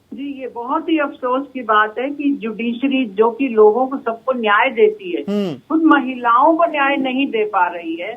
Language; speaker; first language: Hindi; native; Hindi